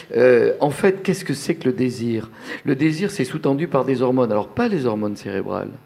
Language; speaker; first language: French; native; French